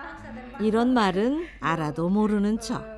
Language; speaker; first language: Korean; native; Korean